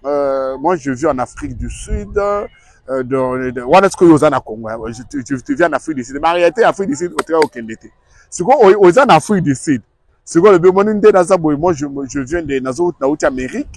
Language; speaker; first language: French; non-native, local second language; Lingala